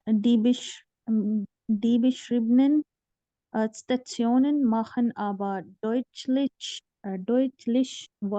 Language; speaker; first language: German; non-native, learner; Urdu